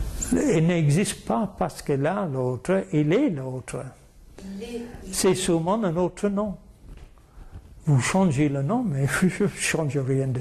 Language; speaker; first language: French; non-native, fluent; English